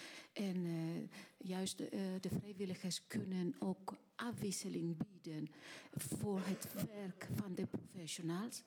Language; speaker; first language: Dutch; non-native, fluent; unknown